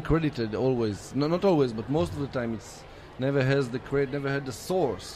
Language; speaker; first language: English; non-native, fluent; Hebrew